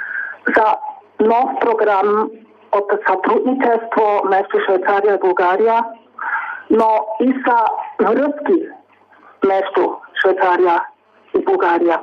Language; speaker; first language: Bulgarian; non-native, learner; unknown